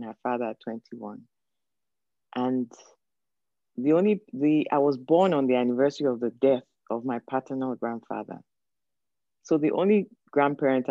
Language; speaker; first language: English; non-native, local second language; Yoruba